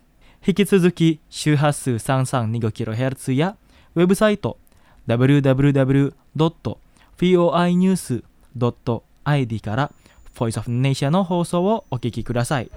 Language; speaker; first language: Japanese; non-native, fluent; Indonesian